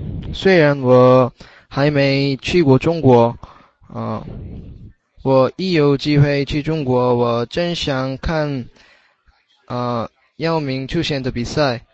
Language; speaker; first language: Chinese; non-native, learner; English